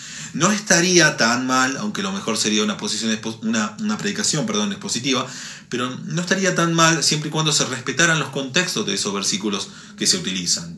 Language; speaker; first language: Spanish; native; Spanish